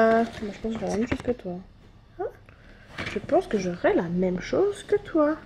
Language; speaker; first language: French; native; French